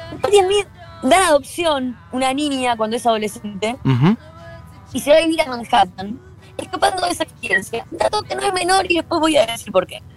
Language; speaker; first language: Spanish; native; Spanish